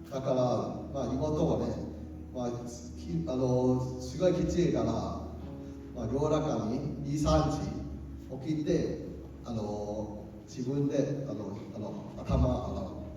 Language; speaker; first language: Japanese; non-native, learner; Cantonese